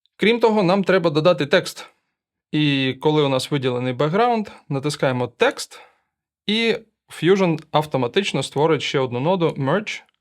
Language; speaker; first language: Ukrainian; non-native, local second language; Russian